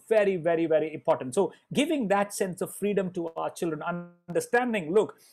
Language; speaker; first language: English; non-native, local second language; Malayalam